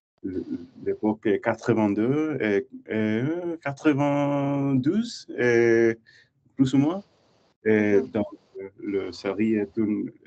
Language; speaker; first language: French; non-native, learner; English